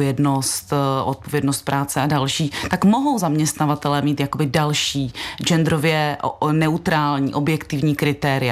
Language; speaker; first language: Czech; native; Czech